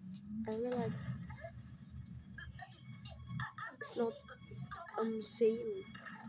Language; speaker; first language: English; non-native, learner; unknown